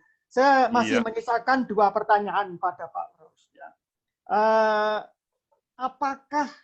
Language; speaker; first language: Indonesian; native; Indonesian